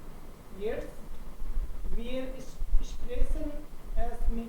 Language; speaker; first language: German; non-native, learner; Hindi